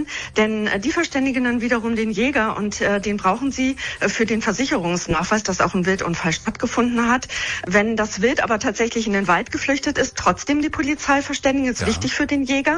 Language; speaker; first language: German; native; German